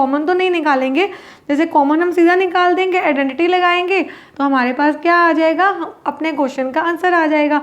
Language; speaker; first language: Hindi; native; Hindi